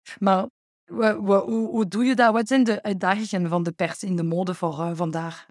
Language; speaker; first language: Dutch; non-native, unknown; French